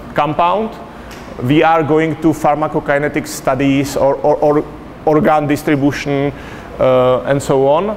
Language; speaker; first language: English; non-native, fluent; Czech